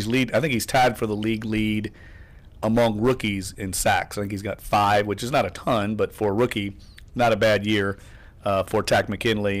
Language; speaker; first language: English; native; English